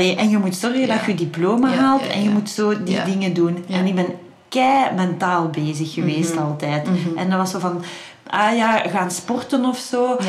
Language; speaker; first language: Dutch; native; Dutch